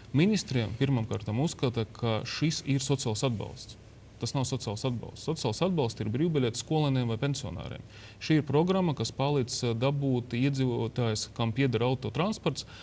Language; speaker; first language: Latvian; non-native, local second language; Russian